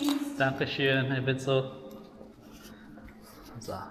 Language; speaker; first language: German; non-native, learner; Filipino